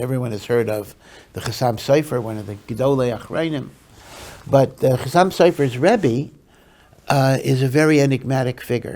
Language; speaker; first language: English; native; English